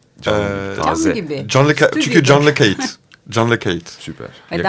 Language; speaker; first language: Turkish; non-native, fluent; French